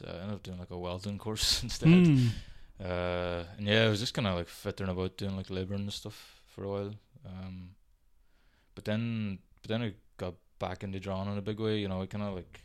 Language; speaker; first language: English; native; English